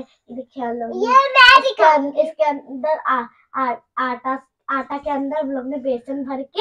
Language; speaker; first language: Hindi; native; Hindi